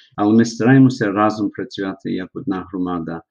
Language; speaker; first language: Ukrainian; early bilingual, heritage; English